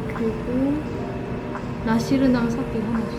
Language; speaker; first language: Korean; non-native, learner; Mongolian